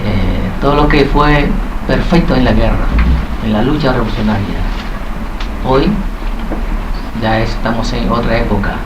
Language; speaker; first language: Spanish; non-native, fluent; Vietnamese